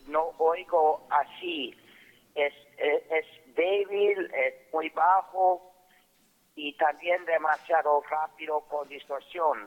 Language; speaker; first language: Spanish; non-native, fluent; English